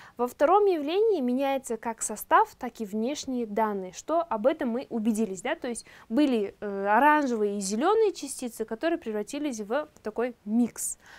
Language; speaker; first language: Russian; non-native, local second language; Kazakh